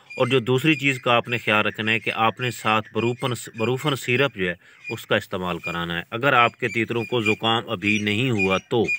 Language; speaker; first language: Urdu; non-native, local second language; Punjabi